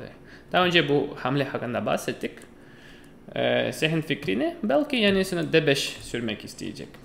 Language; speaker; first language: Turkish; non-native, fluent; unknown